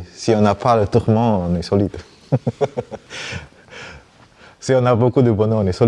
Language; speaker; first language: French; non-native, fluent; Vietnamese